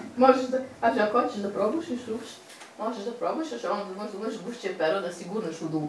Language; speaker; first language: Croatian; native; Croatian